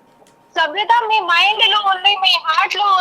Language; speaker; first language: Telugu; non-native, local second language; Hindi